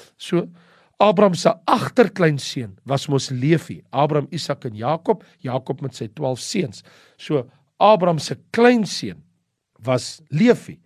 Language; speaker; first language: Afrikaans; native; Afrikaans